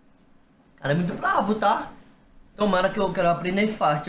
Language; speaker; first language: Portuguese; native; Portuguese